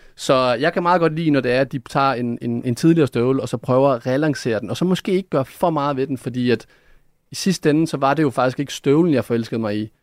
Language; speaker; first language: Danish; early bilingual, other home language; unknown